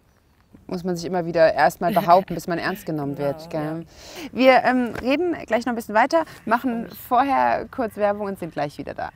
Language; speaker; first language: German; native; German